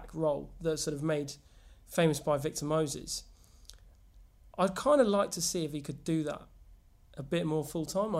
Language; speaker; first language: English; native; English